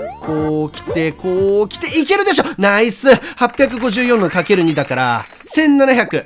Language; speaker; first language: Japanese; native; Japanese